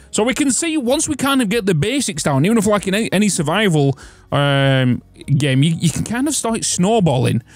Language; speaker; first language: English; native; English